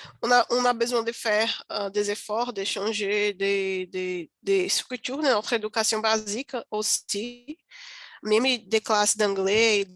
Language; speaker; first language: French; non-native, learner; Portuguese